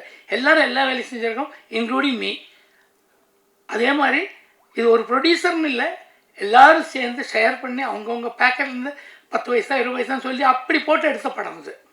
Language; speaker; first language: Tamil; non-native, local second language; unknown